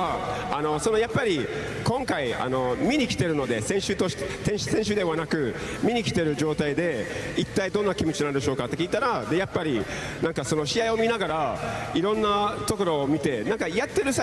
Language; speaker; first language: Japanese; native; Japanese